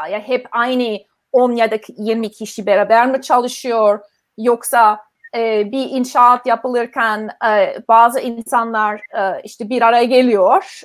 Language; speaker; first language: Turkish; non-native, fluent; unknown